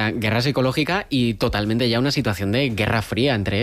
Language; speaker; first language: Spanish; native; Spanish